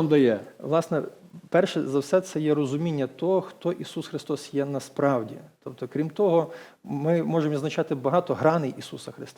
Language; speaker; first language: Ukrainian; native; Ukrainian